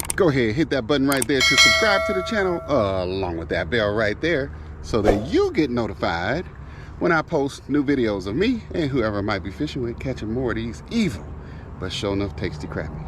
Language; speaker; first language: English; native; English